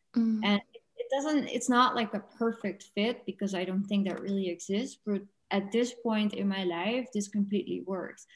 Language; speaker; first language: English; non-native, fluent; Dutch